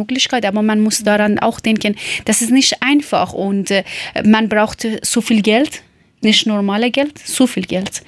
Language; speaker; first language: German; non-native, learner; Persian